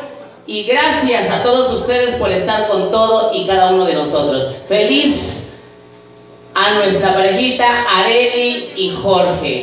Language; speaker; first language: Spanish; native; Spanish